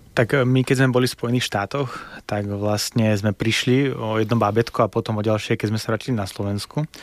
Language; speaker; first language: Slovak; early bilingual, other home language; Russian